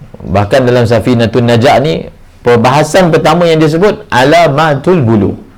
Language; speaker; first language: Malay; native; Malay